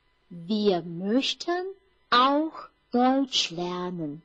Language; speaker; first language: German; non-native, fluent; Chinese